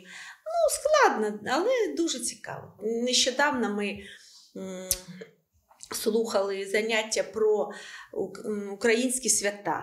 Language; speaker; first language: Ukrainian; non-native, local second language; Russian